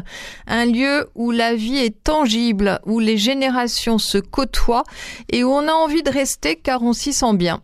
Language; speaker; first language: French; native; French